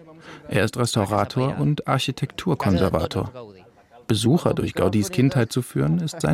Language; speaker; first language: German; native; German